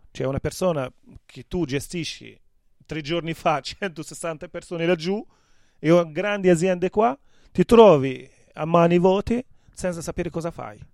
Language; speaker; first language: Italian; non-native, fluent; Arabic